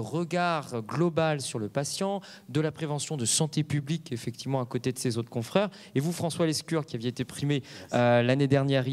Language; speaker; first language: French; native; French